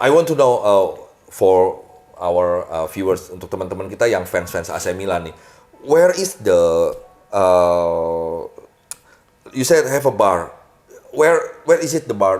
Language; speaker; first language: English; non-native, learner; Indonesian